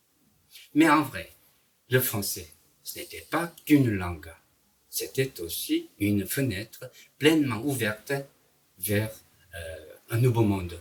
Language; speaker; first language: French; non-native, fluent; Korean